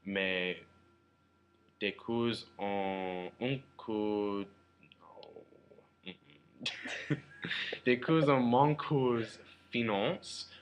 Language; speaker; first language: French; non-native, learner; English